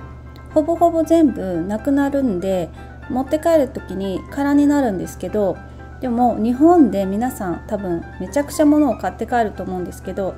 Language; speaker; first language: Japanese; native; Japanese